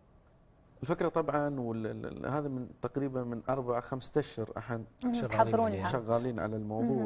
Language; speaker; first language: Arabic; native; Arabic